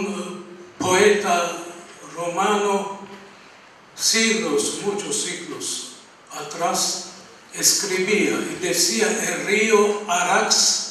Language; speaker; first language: Spanish; non-native, fluent; Armenian